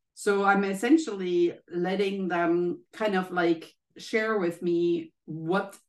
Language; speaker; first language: English; non-native, fluent; German